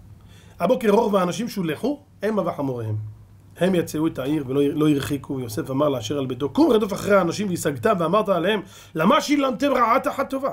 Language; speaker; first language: Hebrew; native; Hebrew